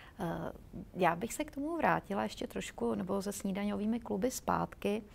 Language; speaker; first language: Czech; native; Czech